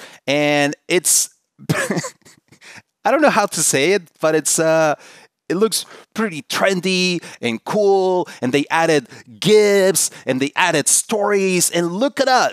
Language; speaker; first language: English; non-native, fluent; Spanish